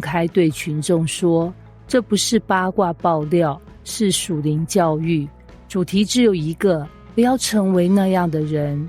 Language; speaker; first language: Chinese; native; Chinese